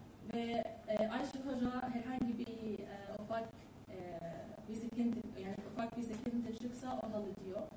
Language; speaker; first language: Turkish; non-native, learner; Arabic